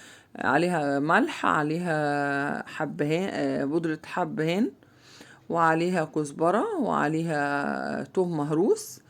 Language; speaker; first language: Arabic; native; Arabic